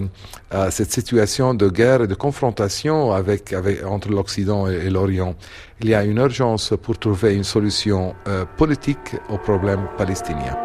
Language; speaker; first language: French; non-native, fluent; Arabic